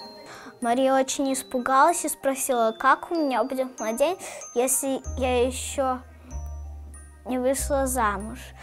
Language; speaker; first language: Russian; early bilingual, heritage; Russian